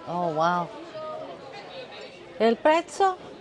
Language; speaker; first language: Italian; non-native, learner; English